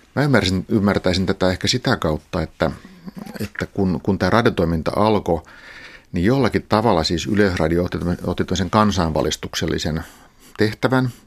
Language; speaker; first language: Finnish; native; Finnish